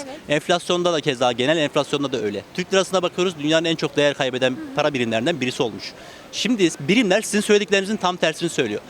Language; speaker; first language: Turkish; native; Turkish